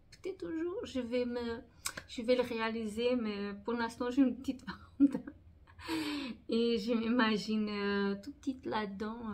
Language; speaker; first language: French; non-native, fluent; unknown